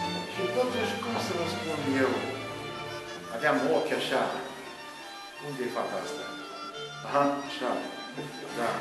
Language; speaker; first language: Romanian; non-native, local second language; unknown